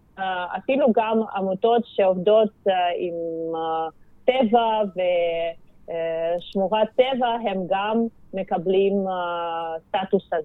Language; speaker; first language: Hebrew; non-native, fluent; Russian